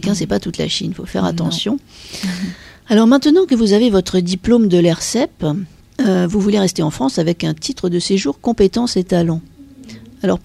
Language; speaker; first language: French; native; French